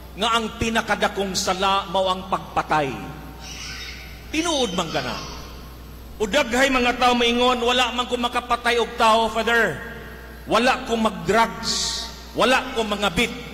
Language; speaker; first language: Cebuano; native; Cebuano